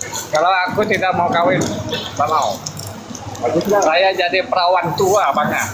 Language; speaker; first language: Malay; non-native, local second language; Hakka Chinese